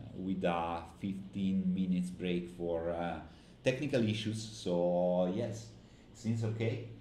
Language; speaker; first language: English; non-native, fluent; Italian